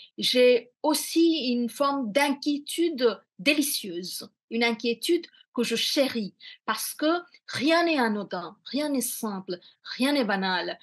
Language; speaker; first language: French; non-native, fluent; Bangla